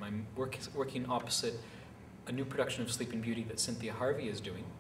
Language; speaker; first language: English; native; English